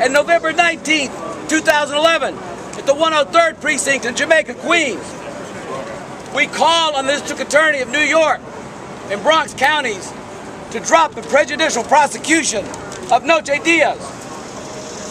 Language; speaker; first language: English; native; English